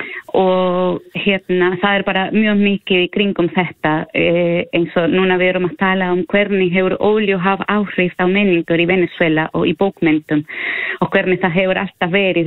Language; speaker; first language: Icelandic; non-native, fluent; Spanish